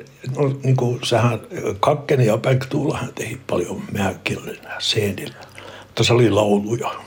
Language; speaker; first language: Finnish; early bilingual, heritage; Finnish